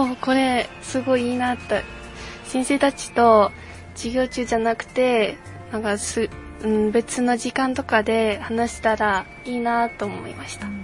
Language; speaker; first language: Japanese; non-native, fluent; Mongolian